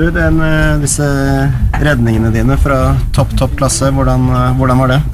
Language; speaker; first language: Norwegian; native; Norwegian